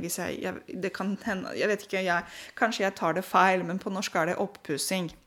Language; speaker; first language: Norwegian; non-native, fluent; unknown